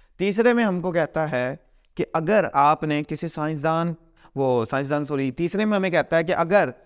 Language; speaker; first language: Hindi; native; Hindi